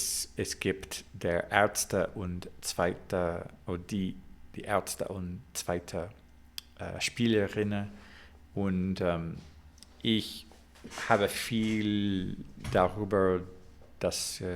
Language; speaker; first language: German; non-native, learner; English